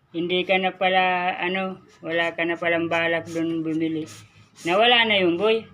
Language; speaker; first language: Filipino; non-native, local second language; Bikol